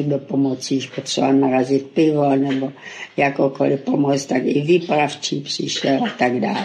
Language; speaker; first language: Czech; native; Czech